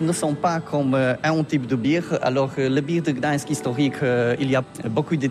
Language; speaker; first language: French; non-native, learner; Polish